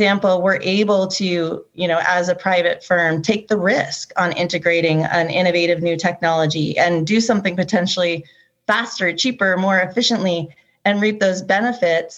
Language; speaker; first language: English; native; English